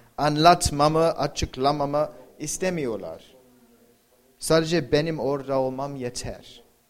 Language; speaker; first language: Turkish; non-native, fluent; English